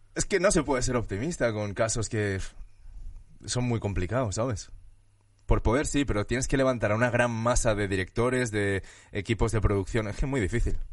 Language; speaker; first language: Spanish; early bilingual, other home language; Chinese